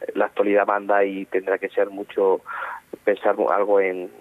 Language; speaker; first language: Spanish; native; Spanish